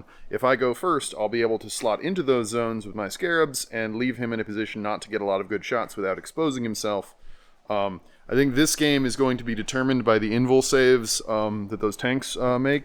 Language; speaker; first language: English; native; English